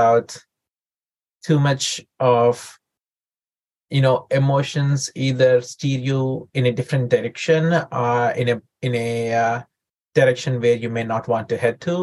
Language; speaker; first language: English; non-native, local second language; Telugu